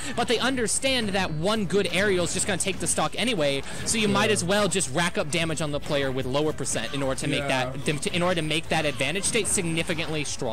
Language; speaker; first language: English; native; English